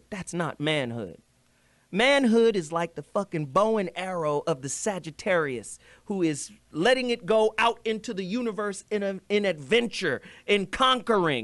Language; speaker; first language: English; native; English